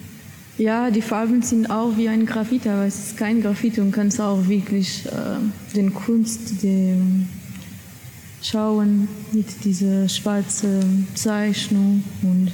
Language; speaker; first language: German; non-native, learner; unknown